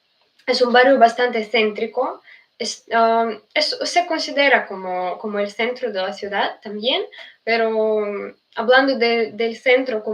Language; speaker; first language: Spanish; non-native, fluent; Russian